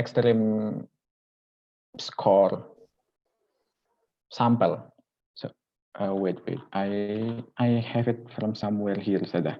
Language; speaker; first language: English; non-native, local second language; Indonesian